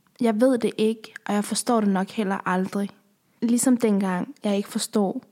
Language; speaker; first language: Danish; early bilingual, other home language; Persian